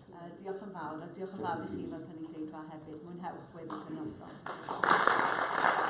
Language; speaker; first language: Welsh; native; Welsh